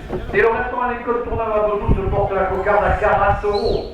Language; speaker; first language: French; native; French